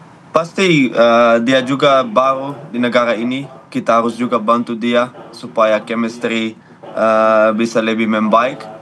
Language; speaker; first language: Indonesian; non-native, learner; Dutch